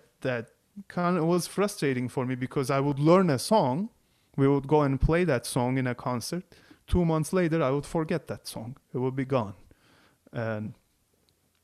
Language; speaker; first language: English; non-native, fluent; Turkish